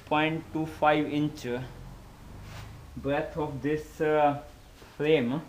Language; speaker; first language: English; non-native, local second language; Hindi